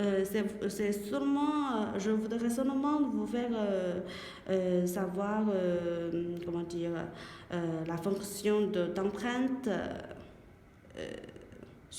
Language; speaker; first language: French; non-native, learner; Chinese